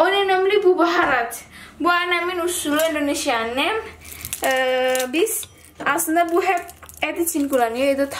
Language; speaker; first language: Turkish; non-native, learner; Indonesian